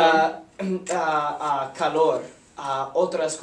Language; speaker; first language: Spanish; non-native, learner; English